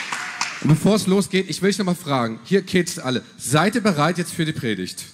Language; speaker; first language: German; native; German